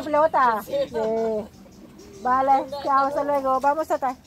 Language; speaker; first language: Spanish; non-native, learner; Filipino